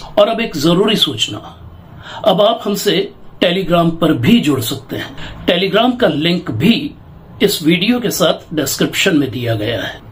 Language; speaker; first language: Hindi; native; Hindi